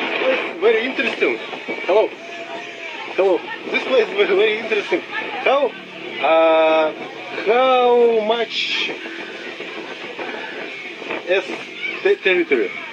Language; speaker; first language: English; non-native, learner; Russian